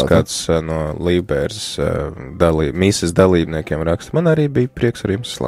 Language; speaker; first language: Latvian; native; Latvian